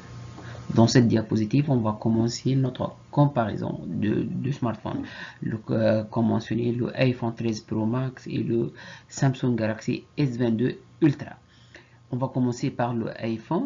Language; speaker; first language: French; non-native, fluent; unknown